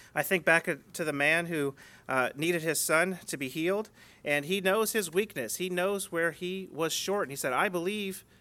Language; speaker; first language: English; native; English